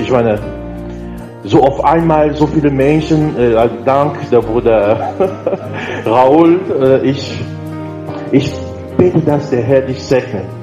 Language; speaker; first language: German; non-native, learner; French